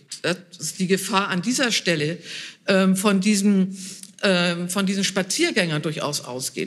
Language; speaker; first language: German; native; German